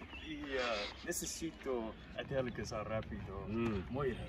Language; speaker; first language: Spanish; non-native, learner; English